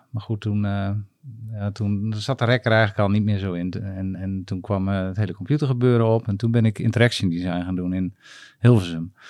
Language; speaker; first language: Dutch; native; Dutch